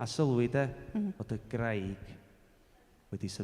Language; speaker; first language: Welsh; native; Welsh